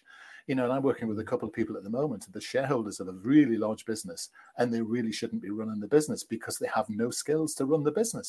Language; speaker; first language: English; native; English